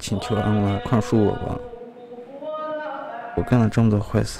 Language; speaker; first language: Chinese; non-native, local second language; Uyghur